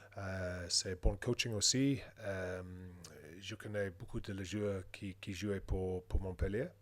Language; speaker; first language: French; non-native, learner; English